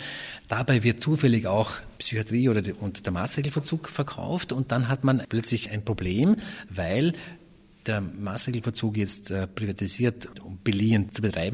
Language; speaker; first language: German; native; German